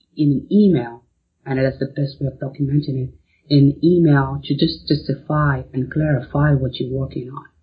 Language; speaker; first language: English; non-native, fluent; Arabic